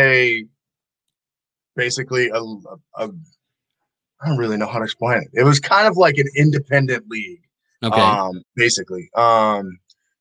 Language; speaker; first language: English; native; English